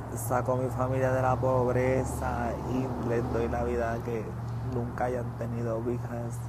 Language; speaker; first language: Spanish; early bilingual, other home language; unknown